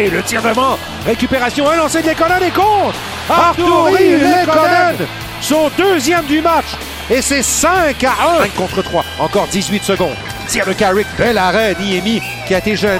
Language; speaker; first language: French; native; French